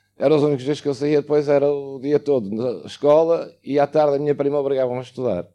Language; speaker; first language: Portuguese; native; Portuguese